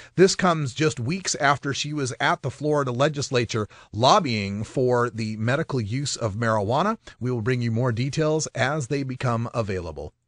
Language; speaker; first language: English; native; English